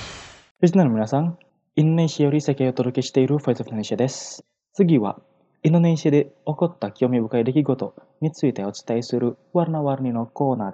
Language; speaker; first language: Japanese; non-native, fluent; Indonesian